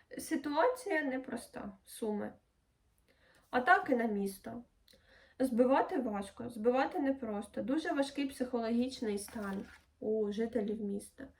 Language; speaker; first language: Ukrainian; non-native, local second language; Russian